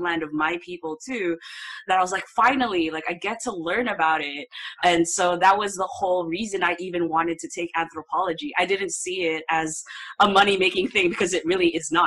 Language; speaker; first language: English; non-native, local second language; Filipino